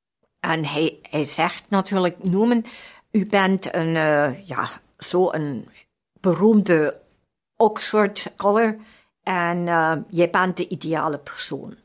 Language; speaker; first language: Dutch; non-native, fluent; German